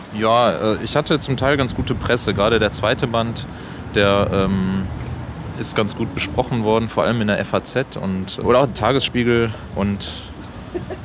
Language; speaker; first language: German; native; German